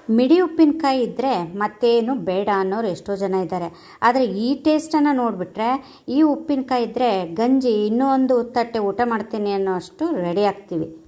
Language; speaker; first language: Kannada; non-native, local second language; Konkani